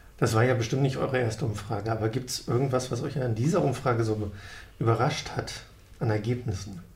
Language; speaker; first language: German; native; German